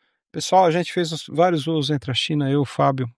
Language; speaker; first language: Portuguese; native; Portuguese